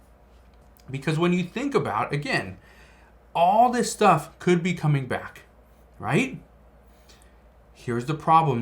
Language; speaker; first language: English; native; English